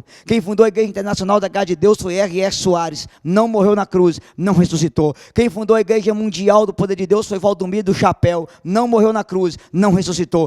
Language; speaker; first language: Portuguese; native; Portuguese